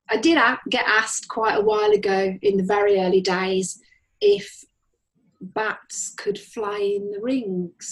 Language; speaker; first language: English; native; English